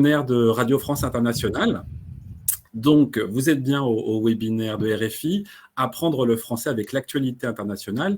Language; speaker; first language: French; native; French